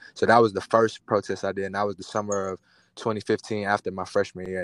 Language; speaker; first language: English; native; English